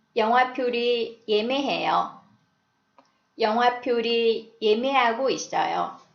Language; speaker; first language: Korean; native; Korean